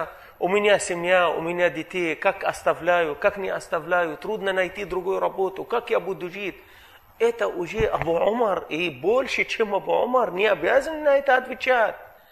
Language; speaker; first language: Russian; non-native, fluent; Arabic